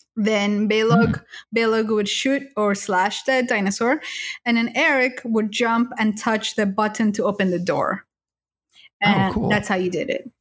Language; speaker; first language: English; early bilingual, other home language; Spanish